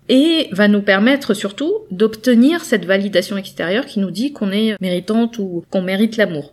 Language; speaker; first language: French; native; French